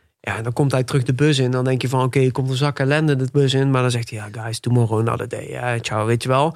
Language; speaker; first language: Dutch; native; Dutch